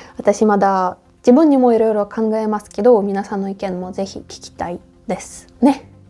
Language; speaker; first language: Japanese; non-native, fluent; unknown